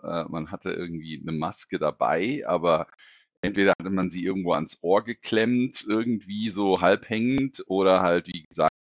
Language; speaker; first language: German; native; German